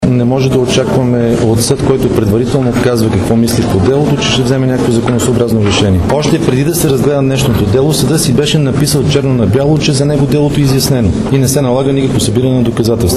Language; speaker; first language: Bulgarian; native; Bulgarian